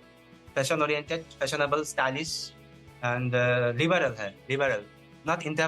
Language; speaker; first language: Hindi; non-native, fluent; Bangla